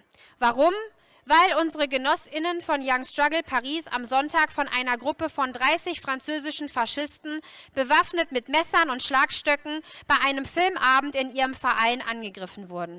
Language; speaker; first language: German; native; German